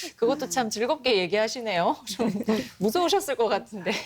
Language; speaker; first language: Korean; native; Korean